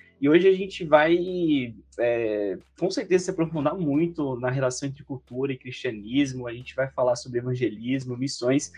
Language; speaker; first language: Portuguese; native; Portuguese